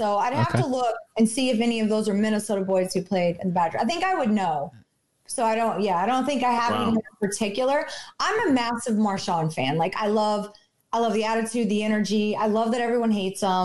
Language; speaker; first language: English; native; English